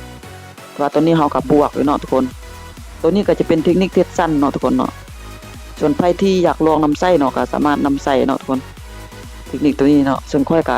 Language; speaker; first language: Thai; non-native, local second language; Lao